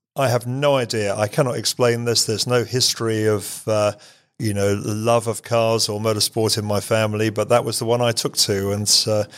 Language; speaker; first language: English; native; English